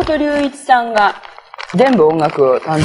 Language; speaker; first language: Japanese; native; Japanese